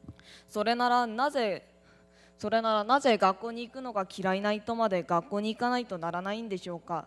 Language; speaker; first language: Japanese; non-native, learner; Korean